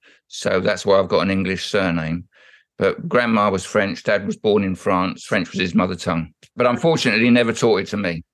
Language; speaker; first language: English; native; English